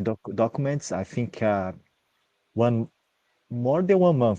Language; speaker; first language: English; non-native, learner; Portuguese